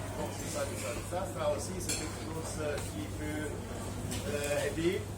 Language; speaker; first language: French; non-native, fluent; German